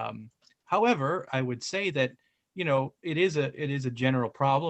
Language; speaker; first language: English; native; English